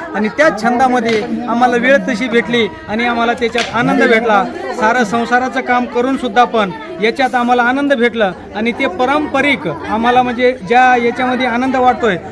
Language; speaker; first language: Marathi; non-native, local second language; Lambadi